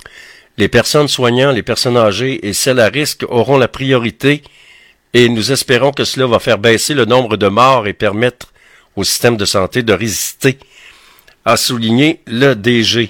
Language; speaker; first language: French; native; French